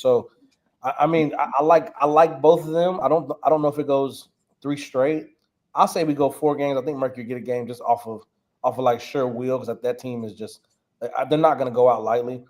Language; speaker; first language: English; native; English